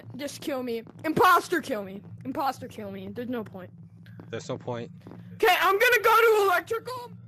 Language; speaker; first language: English; non-native, fluent; Polish